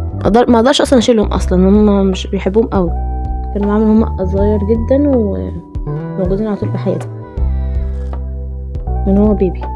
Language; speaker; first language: Arabic; native; Arabic